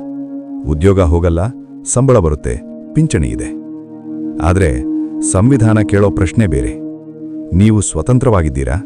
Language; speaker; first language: Kannada; native; Kannada